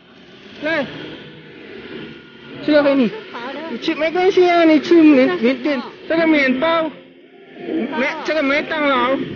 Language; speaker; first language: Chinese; non-native, learner; Filipino